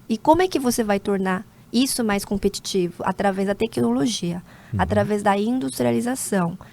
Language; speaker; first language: Portuguese; non-native, fluent; Korean